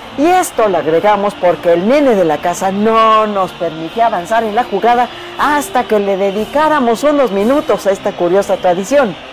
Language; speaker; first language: Spanish; native; Spanish